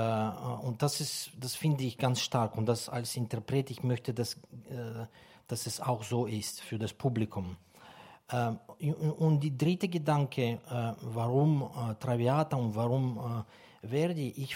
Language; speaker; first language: German; non-native, fluent; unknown